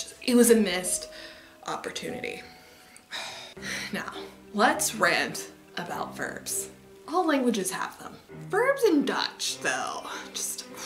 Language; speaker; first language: English; native; English